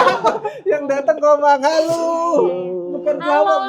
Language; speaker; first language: Indonesian; native; Indonesian